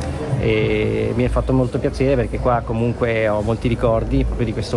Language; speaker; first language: Italian; native; Italian